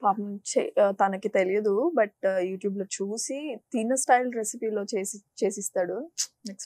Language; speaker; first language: Telugu; native; Telugu